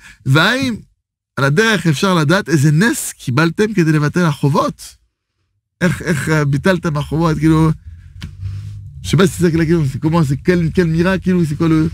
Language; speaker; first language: Hebrew; non-native, fluent; French